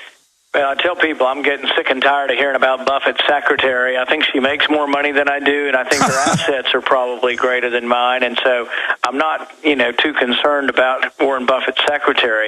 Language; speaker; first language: English; native; English